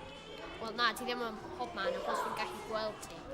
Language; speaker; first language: Welsh; non-native, local second language; English